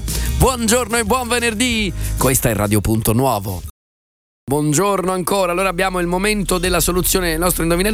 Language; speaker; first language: Italian; native; Italian